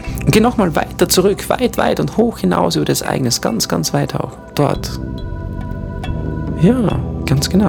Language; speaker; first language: German; native; German